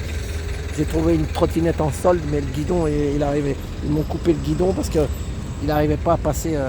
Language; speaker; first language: French; native; French